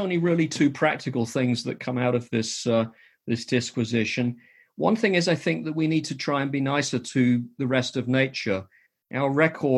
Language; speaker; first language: English; native; English